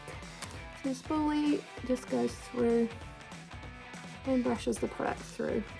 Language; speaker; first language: English; native; English